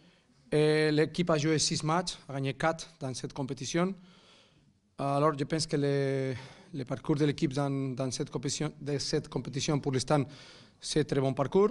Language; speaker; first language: French; non-native, fluent; Catalan